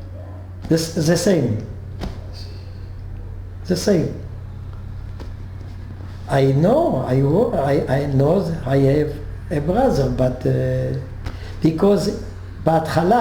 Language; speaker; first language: English; non-native, learner; French